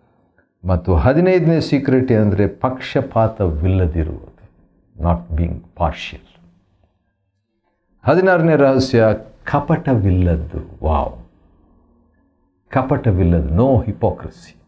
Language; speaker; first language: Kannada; native; Kannada